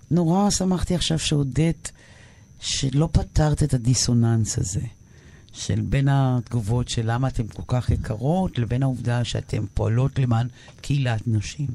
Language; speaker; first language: Hebrew; native; Hebrew